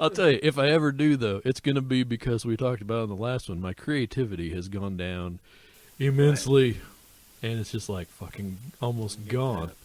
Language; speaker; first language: English; native; English